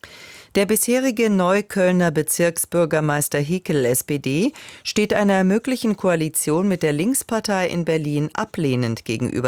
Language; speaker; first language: German; native; German